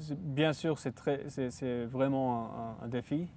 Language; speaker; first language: French; non-native, local second language; English